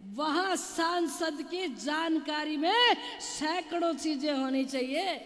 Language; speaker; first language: Hindi; native; Hindi